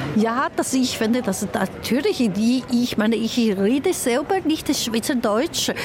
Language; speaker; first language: German; non-native, fluent; Chinese